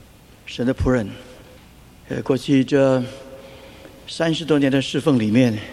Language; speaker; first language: Chinese; native; Chinese